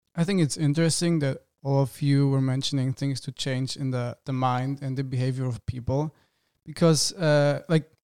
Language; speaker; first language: English; non-native, fluent; German